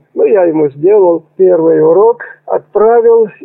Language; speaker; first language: Russian; native; Russian